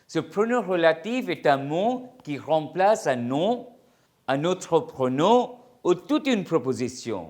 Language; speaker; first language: French; non-native, fluent; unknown